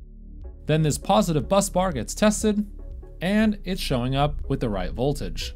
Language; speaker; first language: English; native; English